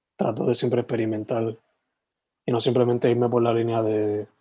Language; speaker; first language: Spanish; native; Spanish